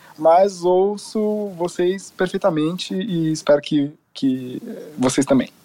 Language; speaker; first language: Portuguese; native; Portuguese